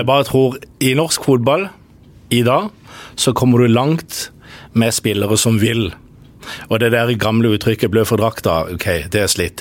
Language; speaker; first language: Norwegian; native; Norwegian